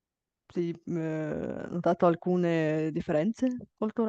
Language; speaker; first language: Italian; non-native, fluent; Bulgarian